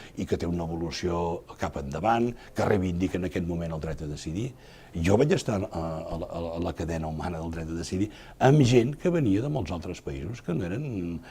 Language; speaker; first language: Catalan; native; Catalan